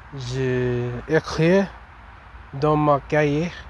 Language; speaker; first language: French; non-native, learner; English